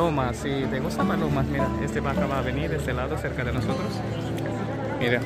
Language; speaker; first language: Spanish; non-native, learner; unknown